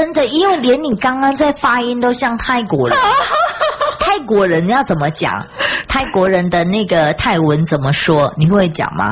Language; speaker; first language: Chinese; native; Chinese